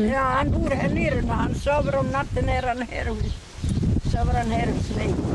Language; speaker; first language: Swedish; early bilingual, heritage; Swedish